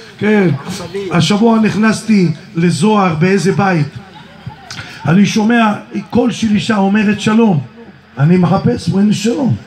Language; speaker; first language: Hebrew; early bilingual, other home language; Arabic